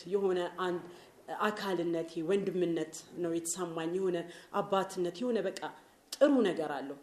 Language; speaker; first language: Amharic; native; Amharic